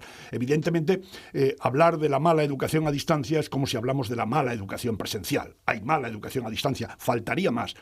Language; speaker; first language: Spanish; native; Spanish